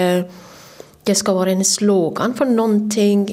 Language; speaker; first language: Swedish; non-native, fluent; Persian